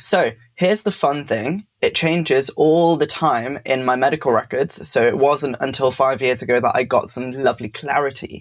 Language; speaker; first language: English; native; English